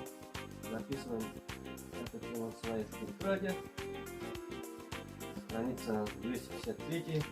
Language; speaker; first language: Russian; non-native, local second language; Bashkir